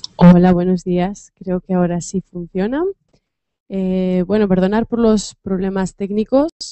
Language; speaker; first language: Spanish; native; Spanish